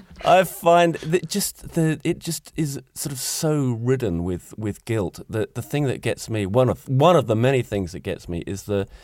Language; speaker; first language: English; native; English